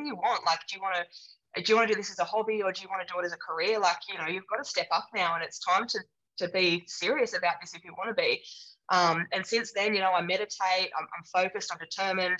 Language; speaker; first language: English; native; English